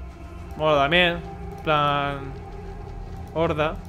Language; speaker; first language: Spanish; native; Spanish